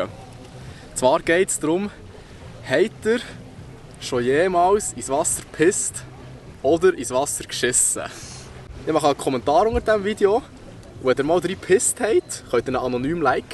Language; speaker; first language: German; native; German